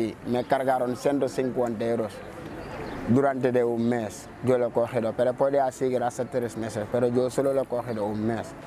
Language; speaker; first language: Spanish; non-native, learner; Wolof